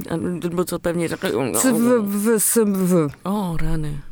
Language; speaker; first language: Polish; native; Polish